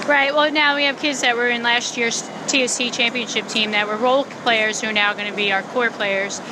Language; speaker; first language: English; native; English